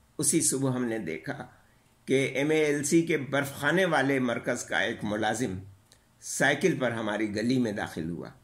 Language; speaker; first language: Urdu; native; Urdu